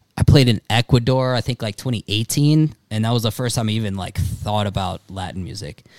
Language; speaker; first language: English; native; English